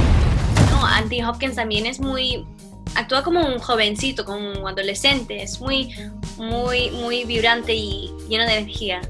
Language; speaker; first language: Spanish; early bilingual, heritage; Spanish